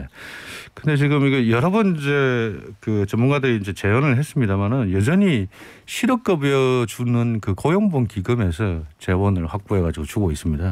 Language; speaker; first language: Korean; native; Korean